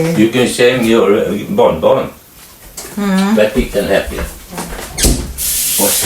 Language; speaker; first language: English; non-native, learner; Swedish